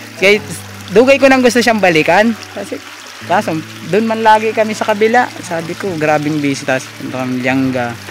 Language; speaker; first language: Filipino; non-native, local second language; Cebuano